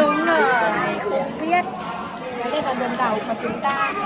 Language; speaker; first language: Vietnamese; non-native, learner; Lao